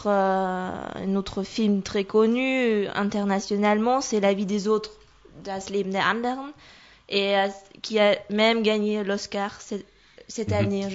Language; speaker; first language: French; non-native, fluent; German